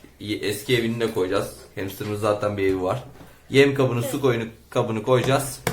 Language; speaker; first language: Turkish; native; Turkish